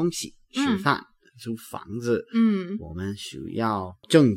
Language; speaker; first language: Chinese; non-native, learner; English